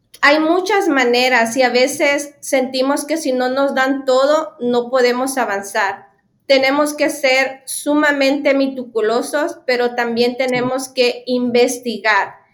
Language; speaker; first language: Spanish; native; Spanish